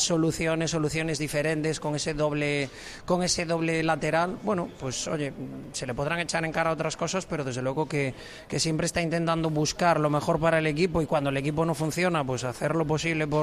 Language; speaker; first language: Spanish; native; Spanish